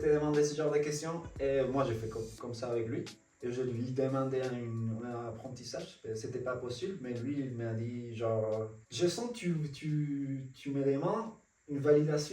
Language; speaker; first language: French; non-native, fluent; Spanish